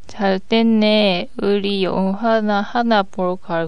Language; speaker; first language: Korean; non-native, learner; Japanese